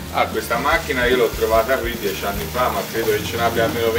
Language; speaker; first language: Italian; native; Italian